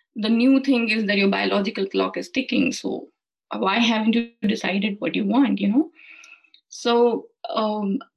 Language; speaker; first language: English; non-native, local second language; Hindi